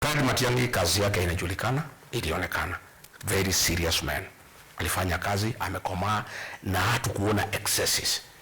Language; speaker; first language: Swahili; non-native, local second language; Kikuyu